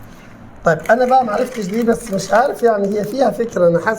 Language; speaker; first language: Arabic; native; Arabic